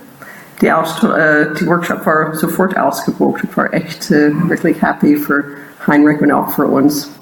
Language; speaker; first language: German; non-native, fluent; English